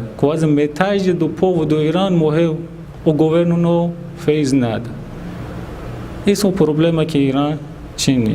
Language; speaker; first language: Portuguese; non-native, fluent; Persian